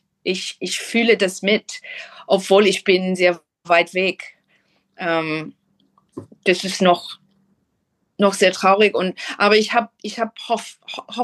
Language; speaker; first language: German; non-native, fluent; English